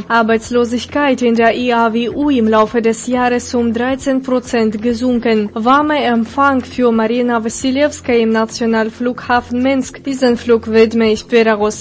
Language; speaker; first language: German; non-native, fluent; Russian